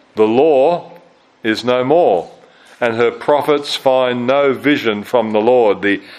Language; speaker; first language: English; native; English